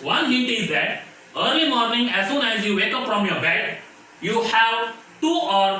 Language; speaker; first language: English; non-native, local second language; Kannada